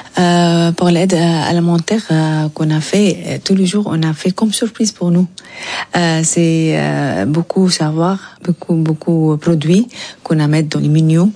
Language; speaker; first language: French; non-native, learner; Arabic